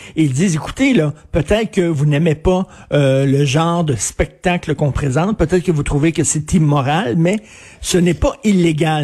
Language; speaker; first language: French; native; French